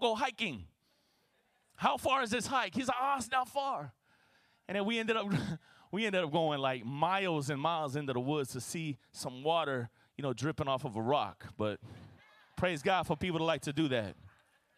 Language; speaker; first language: English; native; English